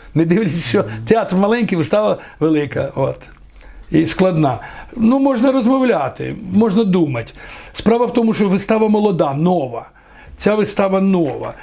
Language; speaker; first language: Ukrainian; native; Ukrainian